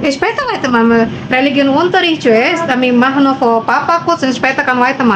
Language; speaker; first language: German; non-native, learner; Indonesian